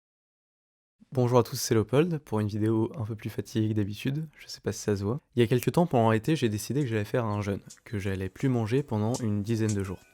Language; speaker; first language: French; native; French